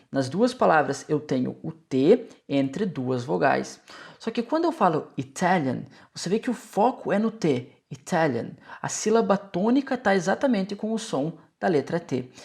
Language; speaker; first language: Portuguese; native; Portuguese